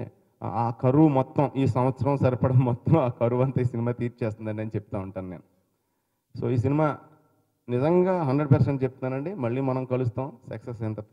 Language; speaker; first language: Telugu; native; Telugu